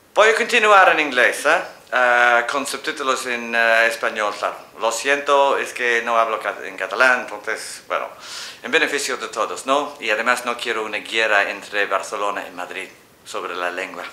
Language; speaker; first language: Spanish; non-native, fluent; English